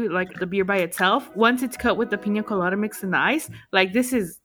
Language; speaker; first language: English; early bilingual, other home language; Spanish